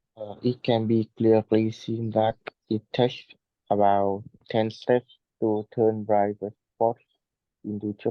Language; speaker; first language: English; non-native, learner; Vietnamese